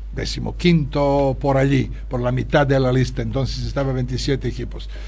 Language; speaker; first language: Spanish; non-native, fluent; Serbian